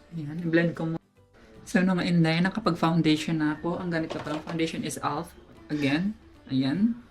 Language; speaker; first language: Filipino; non-native, local second language; Cebuano